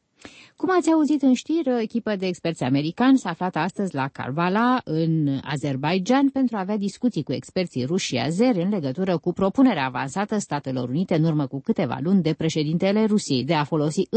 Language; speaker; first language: Romanian; native; Romanian